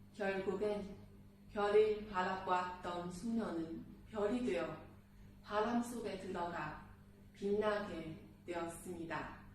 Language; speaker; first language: Korean; non-native, fluent; Chinese